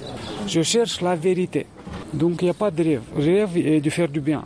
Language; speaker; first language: French; non-native, fluent; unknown